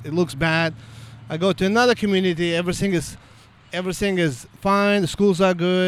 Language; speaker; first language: English; non-native, fluent; Azerbaijani